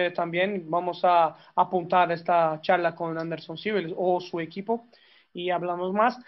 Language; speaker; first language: Spanish; native; Spanish